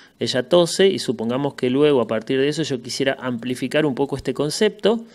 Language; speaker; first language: Spanish; native; Spanish